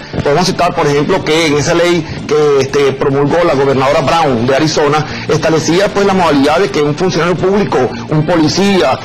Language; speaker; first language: Spanish; native; Spanish